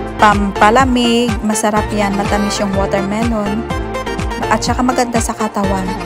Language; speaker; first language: Filipino; native; Filipino